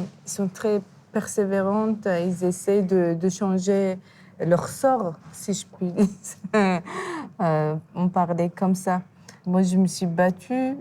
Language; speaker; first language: French; non-native, fluent; Persian